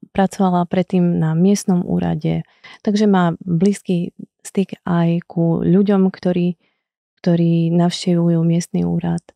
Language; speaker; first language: Slovak; native; Slovak